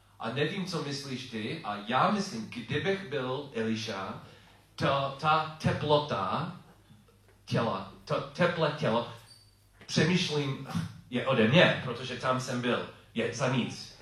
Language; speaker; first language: Czech; non-native, fluent; English